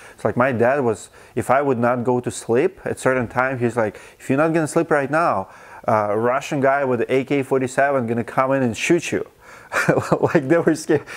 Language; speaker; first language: English; non-native, fluent; Russian